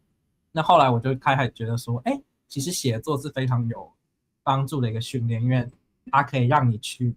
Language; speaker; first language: Chinese; native; Chinese